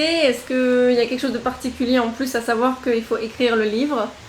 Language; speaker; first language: French; native; French